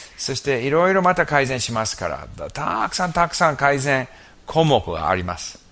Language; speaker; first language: Japanese; non-native, fluent; English